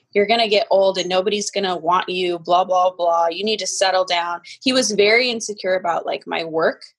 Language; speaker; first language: English; native; English